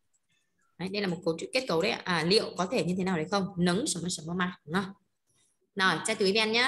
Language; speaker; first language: Vietnamese; native; Vietnamese